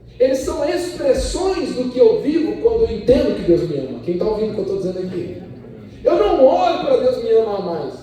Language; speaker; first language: Portuguese; early bilingual, other home language; Spanish